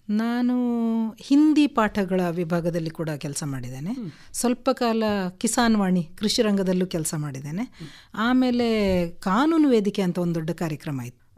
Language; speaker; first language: Kannada; non-native, local second language; Konkani